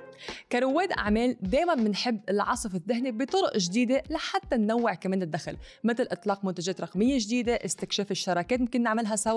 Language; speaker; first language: Arabic; native; Arabic